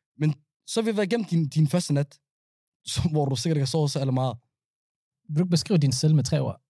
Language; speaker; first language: Danish; early bilingual, other home language; Somali